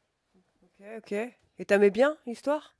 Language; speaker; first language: French; native; French